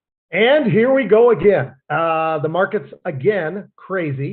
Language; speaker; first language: English; native; English